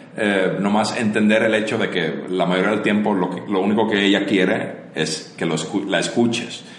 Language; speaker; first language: Spanish; non-native, fluent; Finnish